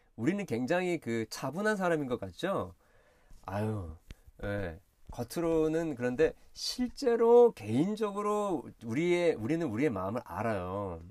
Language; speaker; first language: Korean; early bilingual, heritage; Korean